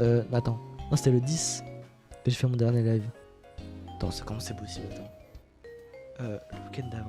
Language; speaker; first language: French; native; French